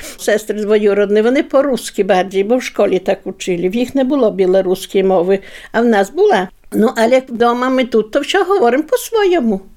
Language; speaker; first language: Ukrainian; native; Ukrainian